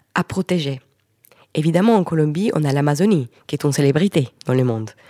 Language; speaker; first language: French; non-native, fluent; Spanish